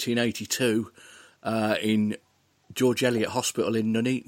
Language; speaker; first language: English; native; English